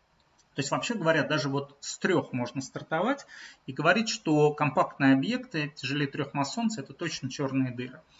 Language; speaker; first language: Russian; native; Russian